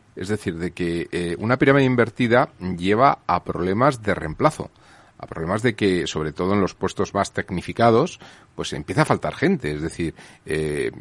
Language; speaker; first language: Spanish; native; Spanish